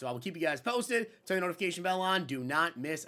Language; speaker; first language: English; native; English